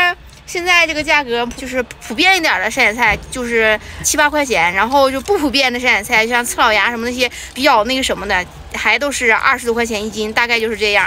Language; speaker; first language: Chinese; native; Chinese